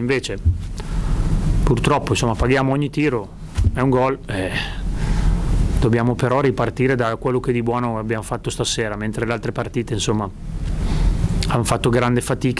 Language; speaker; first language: Italian; native; Italian